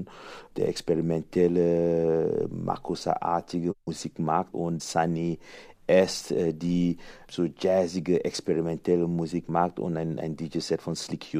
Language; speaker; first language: German; non-native, fluent; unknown